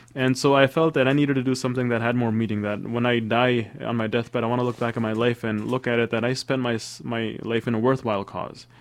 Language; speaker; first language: English; native; English